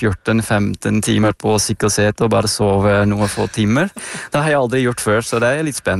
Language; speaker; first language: Norwegian; non-native, fluent; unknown